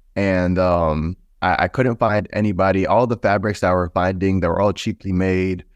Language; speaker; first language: English; native; English